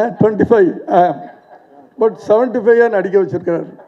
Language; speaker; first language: Tamil; native; Tamil